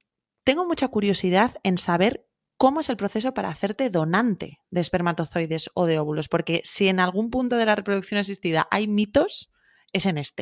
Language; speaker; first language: Spanish; native; Spanish